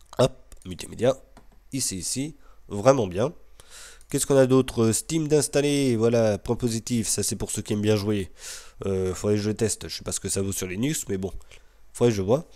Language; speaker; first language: French; native; French